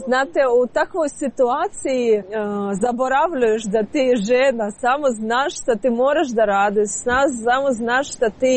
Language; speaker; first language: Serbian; non-native, learner; Ukrainian